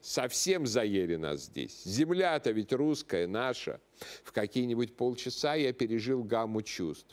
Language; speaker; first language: Russian; native; Russian